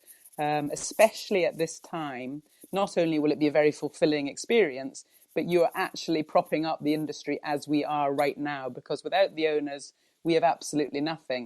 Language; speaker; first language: English; native; English